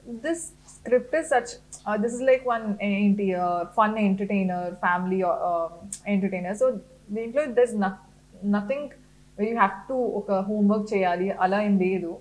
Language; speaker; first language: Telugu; non-native, fluent; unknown